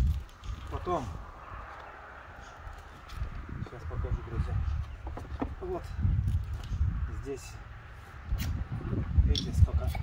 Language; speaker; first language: Russian; native; Russian